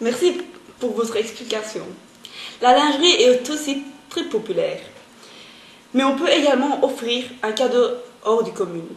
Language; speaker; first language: French; non-native, learner; Dutch